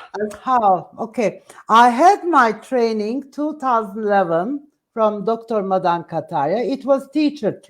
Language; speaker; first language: English; non-native, fluent; Turkish